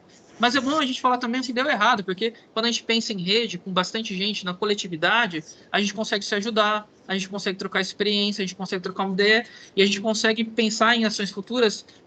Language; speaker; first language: Portuguese; native; Portuguese